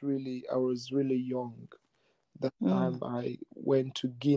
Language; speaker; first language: English; non-native, local second language; Mandingo